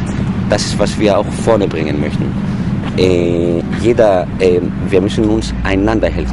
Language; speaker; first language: German; non-native, fluent; Greek